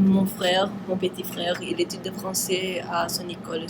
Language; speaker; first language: French; non-native, learner; English